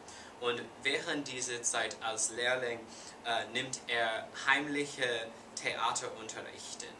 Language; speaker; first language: German; non-native, learner; English